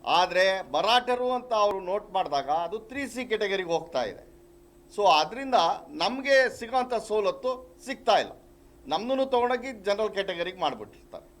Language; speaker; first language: Kannada; non-native, local second language; Marathi